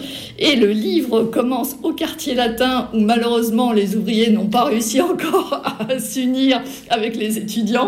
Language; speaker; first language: French; native; French